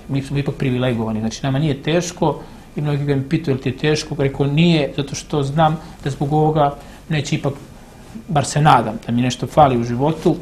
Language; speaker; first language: Serbian; native; Serbian